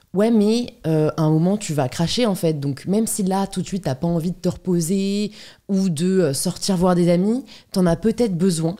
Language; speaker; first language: French; native; French